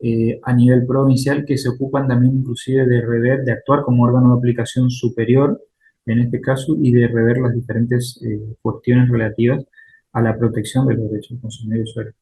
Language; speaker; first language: Spanish; native; Spanish